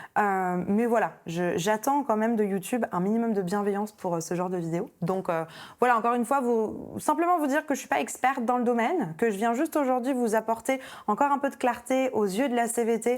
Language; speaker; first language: French; native; French